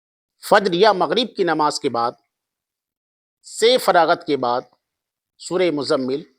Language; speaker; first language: Urdu; native; Urdu